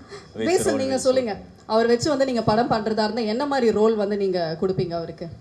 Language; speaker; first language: Tamil; native; Tamil